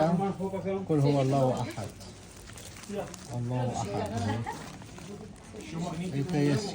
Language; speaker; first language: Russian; non-native, learner; Arabic